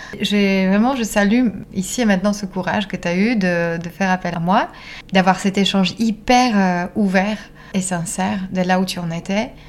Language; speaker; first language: French; non-native, fluent; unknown